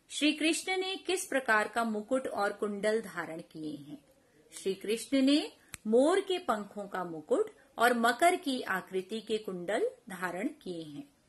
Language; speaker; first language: Hindi; non-native, local second language; Punjabi